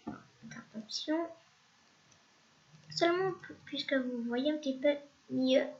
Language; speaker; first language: French; non-native, fluent; Spanish